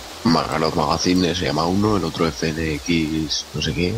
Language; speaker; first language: Spanish; native; Spanish